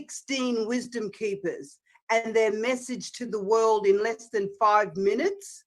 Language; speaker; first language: English; native; English